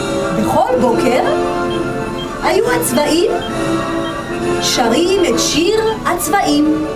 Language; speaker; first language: Hebrew; native; Hebrew